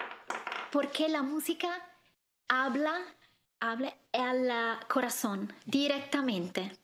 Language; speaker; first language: Spanish; non-native, fluent; Italian